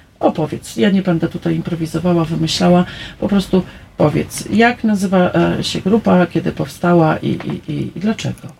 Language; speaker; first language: Polish; native; Polish